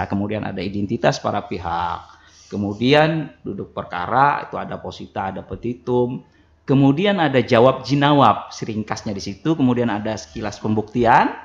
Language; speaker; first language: Indonesian; non-native, local second language; Banjar